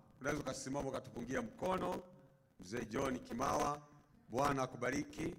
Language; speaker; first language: Swahili; native; Swahili